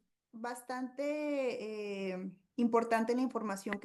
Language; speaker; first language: Spanish; native; Spanish